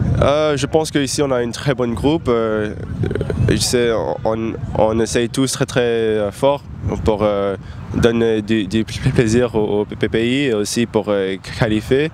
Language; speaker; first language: French; non-native, learner; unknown